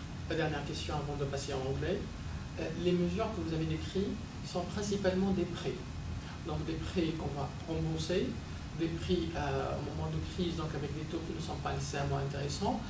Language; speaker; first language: French; non-native, local second language; Arabic